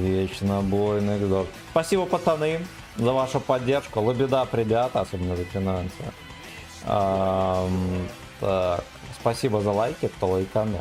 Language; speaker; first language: Russian; native; Russian